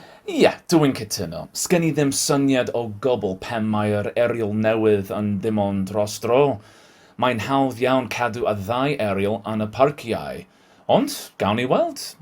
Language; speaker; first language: Welsh; non-native, learner; English